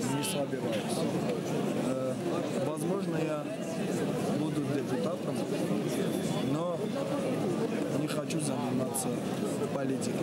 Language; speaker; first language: Russian; non-native, fluent; Armenian